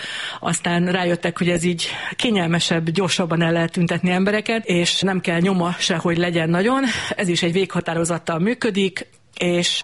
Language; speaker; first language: Hungarian; native; Hungarian